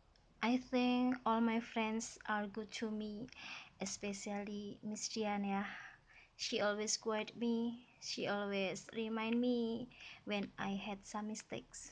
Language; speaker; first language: English; non-native, learner; Indonesian